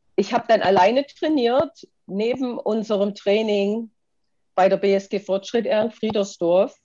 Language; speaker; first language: German; native; German